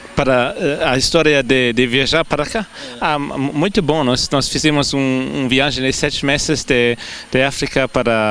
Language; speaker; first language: Portuguese; non-native, fluent; German